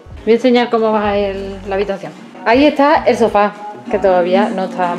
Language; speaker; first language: Spanish; native; Spanish